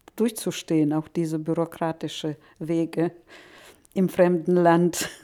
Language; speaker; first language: German; non-native, fluent; Russian